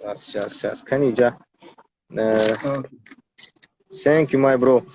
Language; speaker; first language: English; non-native, learner; Tajik